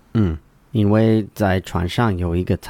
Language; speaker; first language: Chinese; non-native, learner; English